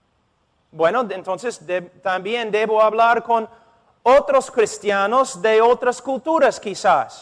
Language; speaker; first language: Spanish; non-native, fluent; English